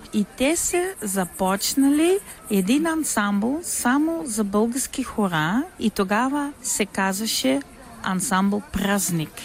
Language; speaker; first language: Bulgarian; non-native, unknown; Dutch